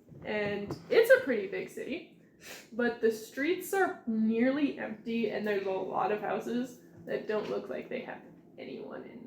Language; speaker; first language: English; native; English